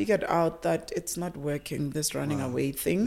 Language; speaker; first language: English; non-native, local second language; Zulu